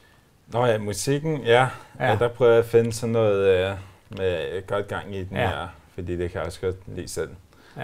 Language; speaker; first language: Danish; native; Danish